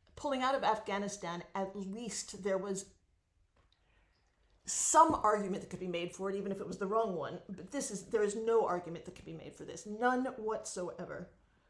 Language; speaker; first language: English; native; English